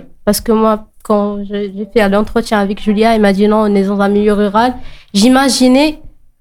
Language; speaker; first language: French; non-native, local second language; Arabic